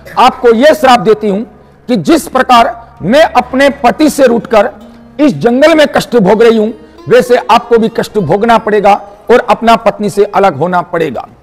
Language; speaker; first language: Hindi; non-native, local second language; Marathi